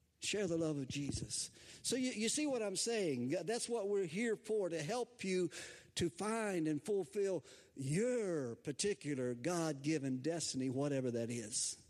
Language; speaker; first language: English; native; English